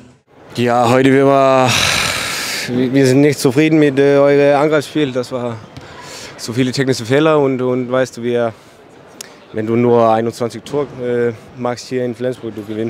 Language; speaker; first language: German; non-native, learner; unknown